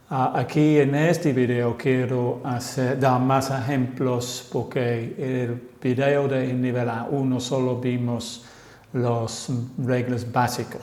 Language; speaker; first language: Spanish; non-native, fluent; English